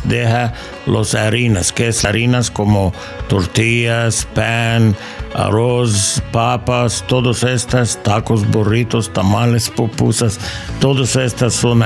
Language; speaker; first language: Spanish; non-native, learner; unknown